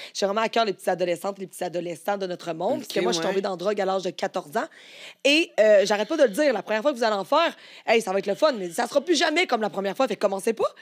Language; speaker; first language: French; native; French